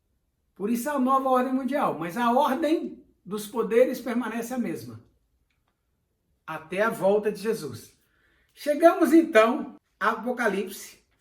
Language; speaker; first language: Portuguese; native; Portuguese